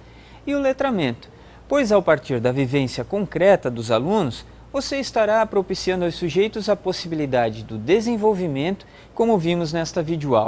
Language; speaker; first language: Portuguese; native; Portuguese